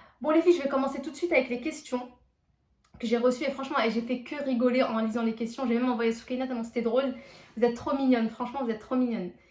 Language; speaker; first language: French; early bilingual, other home language; Arabic